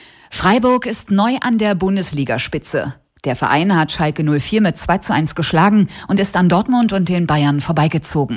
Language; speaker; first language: German; native; German